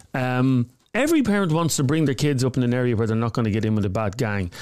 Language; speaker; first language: English; native; English